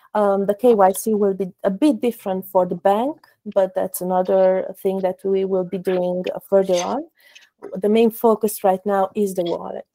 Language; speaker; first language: English; non-native, fluent; Romanian